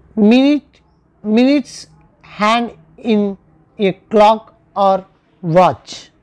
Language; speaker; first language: English; non-native, local second language; Telugu